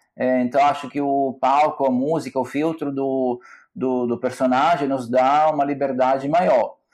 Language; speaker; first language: Portuguese; non-native, fluent; Italian